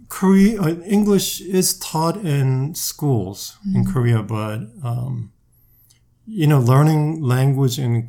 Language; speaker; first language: English; non-native, fluent; Korean